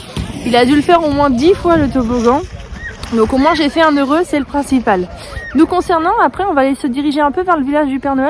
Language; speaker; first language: French; native; French